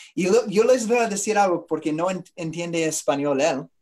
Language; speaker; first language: Spanish; non-native, learner; English